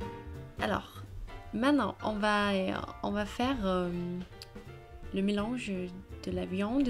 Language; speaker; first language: French; non-native, fluent; Danish